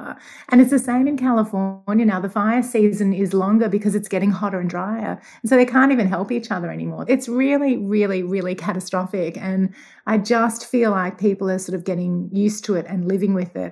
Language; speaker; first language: English; native; English